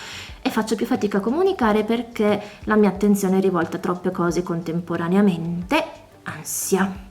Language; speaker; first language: Italian; native; Italian